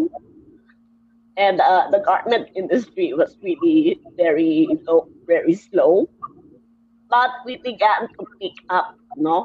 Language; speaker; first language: English; non-native, local second language; Filipino